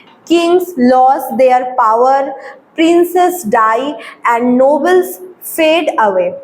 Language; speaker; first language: English; non-native, local second language; Bangla